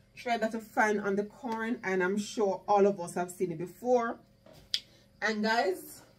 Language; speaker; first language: English; non-native, local second language; Jamaican Creole English